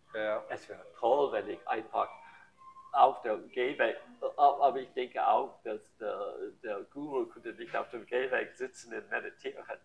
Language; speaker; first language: German; non-native, learner; English